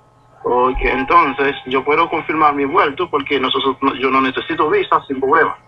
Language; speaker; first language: Spanish; non-native, learner; Haitian Creole